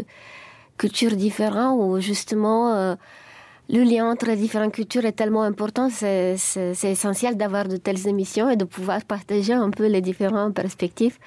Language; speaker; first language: French; non-native, fluent; Bulgarian